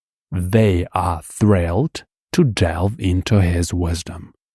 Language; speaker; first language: English; non-native, fluent; Ukrainian